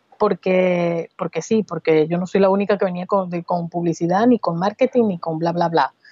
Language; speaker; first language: Spanish; native; Spanish